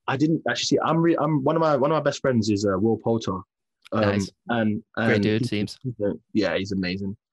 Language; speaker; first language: English; native; English